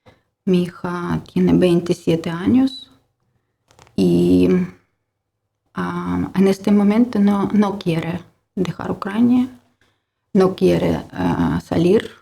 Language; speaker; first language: Spanish; non-native, learner; Ukrainian